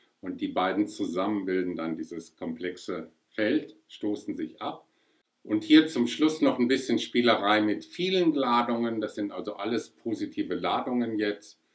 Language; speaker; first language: German; native; German